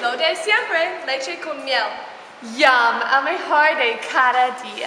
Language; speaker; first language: Spanish; non-native, learner; English